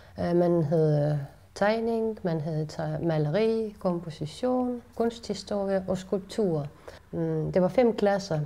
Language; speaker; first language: Danish; non-native, fluent; Estonian